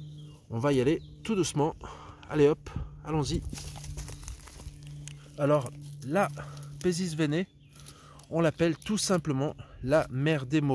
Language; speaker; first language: French; native; French